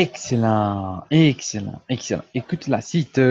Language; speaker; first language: French; non-native, fluent; Portuguese